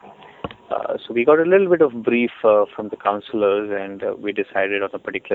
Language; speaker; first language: English; non-native, local second language; Hindi